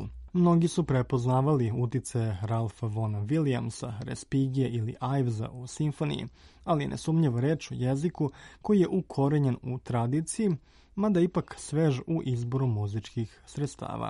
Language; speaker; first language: Croatian; native; Croatian